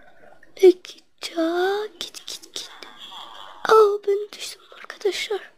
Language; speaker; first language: Turkish; non-native, learner; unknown